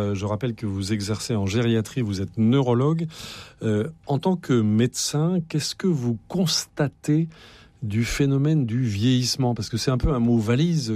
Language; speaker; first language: French; native; French